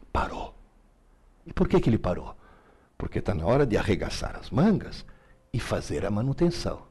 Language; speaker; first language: Portuguese; early bilingual, other home language; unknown